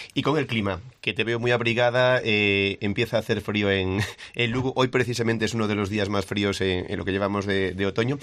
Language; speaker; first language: Spanish; native; Spanish